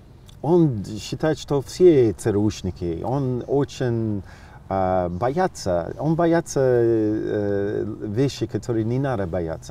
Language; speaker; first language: Russian; non-native, fluent; English